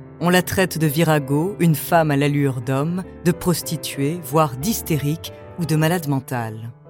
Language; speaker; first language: French; native; French